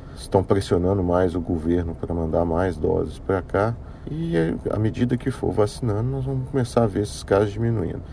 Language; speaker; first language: Portuguese; native; Portuguese